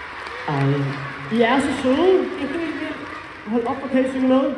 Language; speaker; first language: Danish; native; Danish